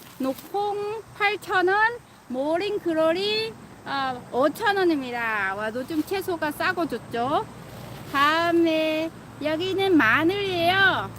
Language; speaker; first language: Korean; non-native, fluent; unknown